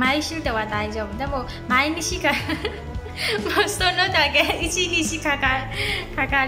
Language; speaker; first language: Japanese; non-native, learner; Burmese